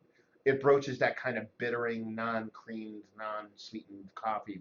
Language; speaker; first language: English; native; English